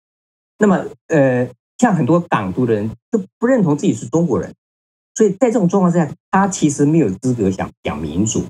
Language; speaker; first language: Chinese; native; Chinese